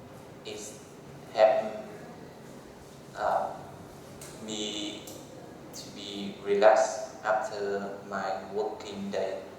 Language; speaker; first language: English; non-native, learner; Vietnamese